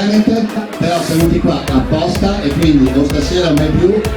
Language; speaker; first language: Italian; native; Italian